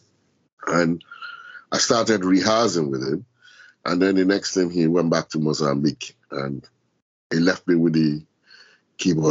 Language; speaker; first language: English; non-native, local second language; Yoruba